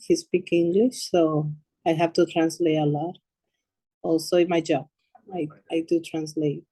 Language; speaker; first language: English; early bilingual, other home language; Spanish